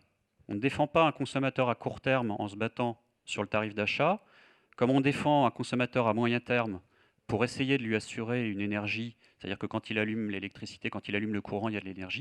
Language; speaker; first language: French; native; French